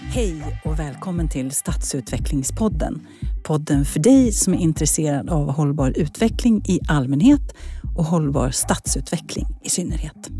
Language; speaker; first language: Swedish; native; Swedish